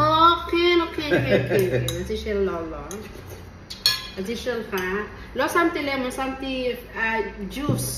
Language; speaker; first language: Hebrew; non-native, learner; Filipino